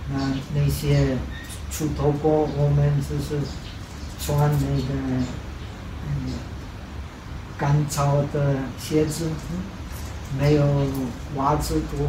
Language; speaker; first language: Chinese; non-native, fluent; Czech